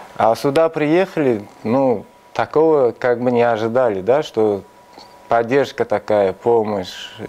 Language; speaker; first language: Russian; non-native, local second language; Tajik